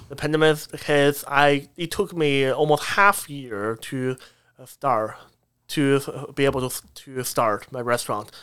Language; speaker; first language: English; non-native, fluent; Chinese